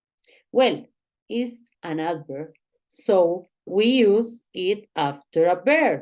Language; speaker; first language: English; non-native, learner; Spanish